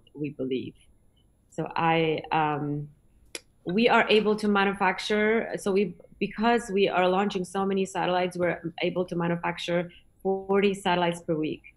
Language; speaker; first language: English; non-native, fluent; Polish